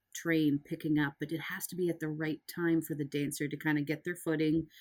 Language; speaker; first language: English; native; English